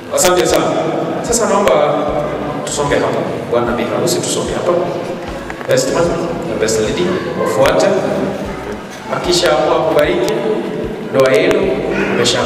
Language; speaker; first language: Swahili; non-native, local second language; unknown